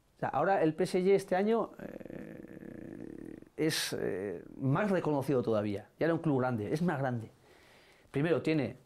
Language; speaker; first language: Spanish; native; Spanish